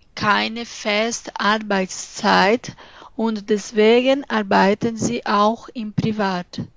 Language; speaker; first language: German; non-native, fluent; Portuguese